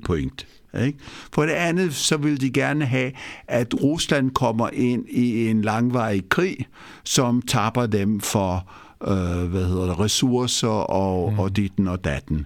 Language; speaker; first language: Danish; early bilingual, other home language; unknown